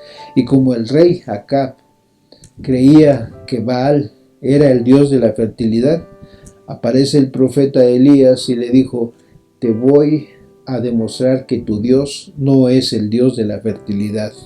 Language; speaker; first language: Spanish; native; Spanish